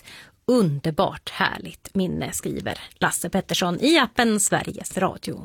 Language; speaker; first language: Swedish; native; Swedish